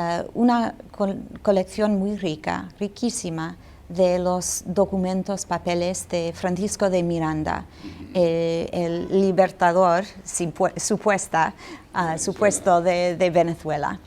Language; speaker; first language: Spanish; non-native, fluent; English